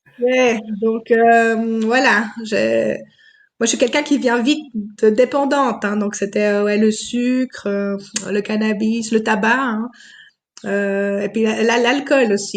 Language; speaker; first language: French; native; French